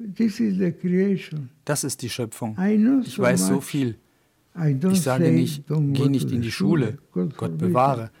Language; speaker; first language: German; non-native, fluent; Spanish